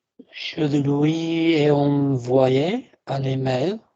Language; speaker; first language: French; non-native, learner; English